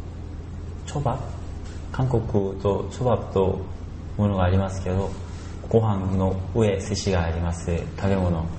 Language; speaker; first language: Japanese; non-native, learner; Korean